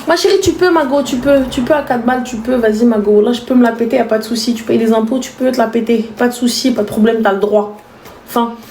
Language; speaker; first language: French; native; French